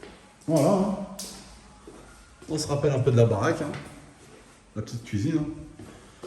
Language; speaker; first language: French; native; French